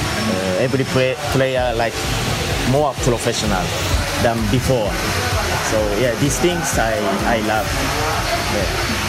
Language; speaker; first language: English; non-native, learner; Japanese